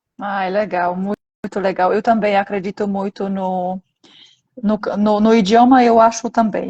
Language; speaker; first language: Portuguese; non-native, fluent; Polish